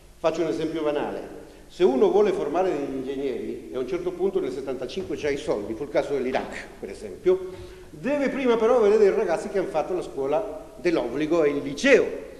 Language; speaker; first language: Italian; non-native, fluent; Spanish